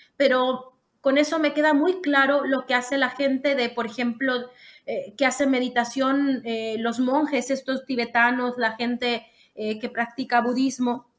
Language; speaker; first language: Spanish; native; Spanish